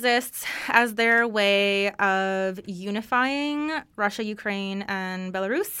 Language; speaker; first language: English; non-native, fluent; Russian